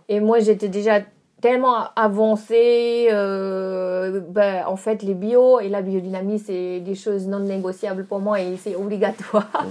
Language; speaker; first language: French; non-native, fluent; German